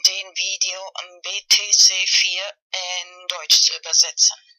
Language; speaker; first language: German; non-native, fluent; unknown